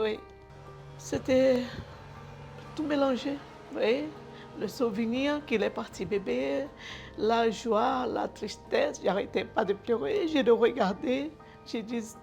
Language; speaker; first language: French; non-native, learner; Portuguese